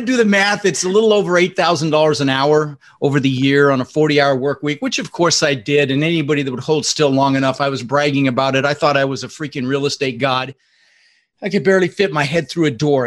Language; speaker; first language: English; early bilingual, other home language; Dutch